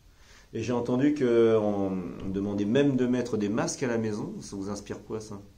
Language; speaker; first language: French; native; French